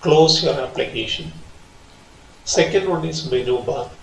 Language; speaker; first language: English; non-native, local second language; Malayalam